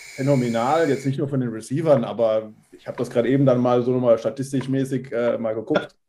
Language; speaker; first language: German; non-native, fluent; Czech